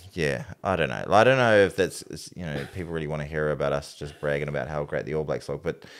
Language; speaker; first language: English; native; English